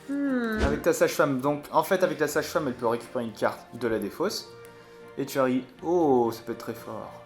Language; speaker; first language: French; native; French